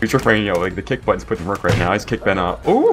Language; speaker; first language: English; native; English